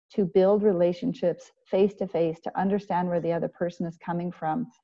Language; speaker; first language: English; native; English